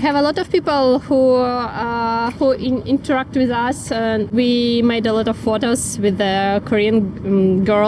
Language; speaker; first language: English; non-native, learner; Russian